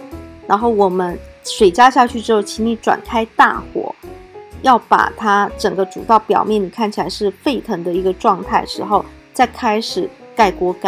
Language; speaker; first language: Chinese; native; Chinese